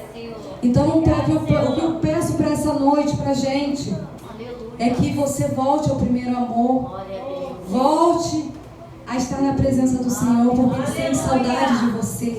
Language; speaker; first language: Portuguese; native; Portuguese